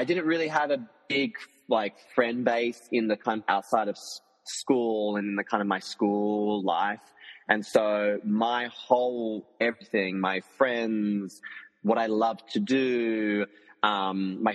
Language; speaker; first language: English; native; English